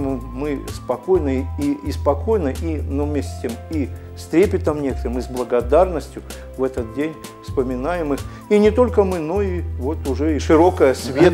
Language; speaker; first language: Russian; native; Russian